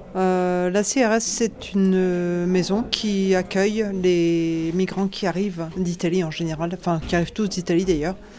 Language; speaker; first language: French; native; French